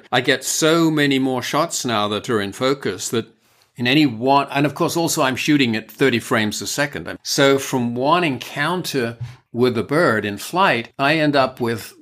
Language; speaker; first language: English; native; English